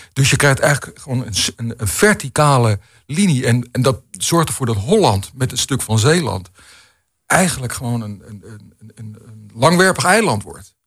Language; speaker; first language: Dutch; native; Dutch